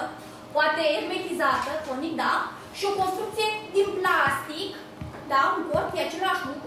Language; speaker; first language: Romanian; native; Romanian